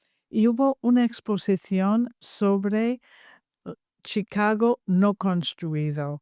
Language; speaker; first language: Spanish; non-native, fluent; English